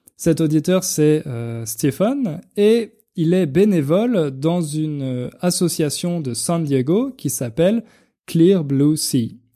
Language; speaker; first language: French; native; French